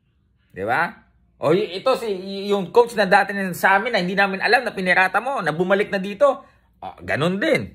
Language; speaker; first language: Filipino; native; Filipino